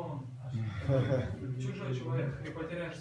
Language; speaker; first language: Russian; native; Russian